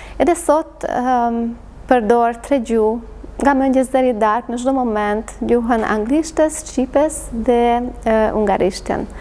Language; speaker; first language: Albanian; non-native, fluent; Hungarian